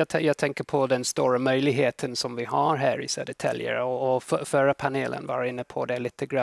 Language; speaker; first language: Swedish; non-native, fluent; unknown